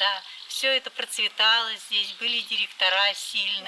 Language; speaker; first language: Russian; native; Russian